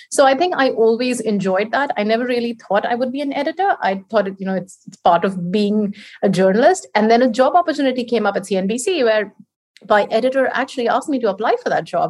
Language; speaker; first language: English; non-native, local second language; Hindi